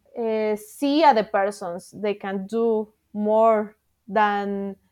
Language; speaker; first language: English; non-native, learner; Spanish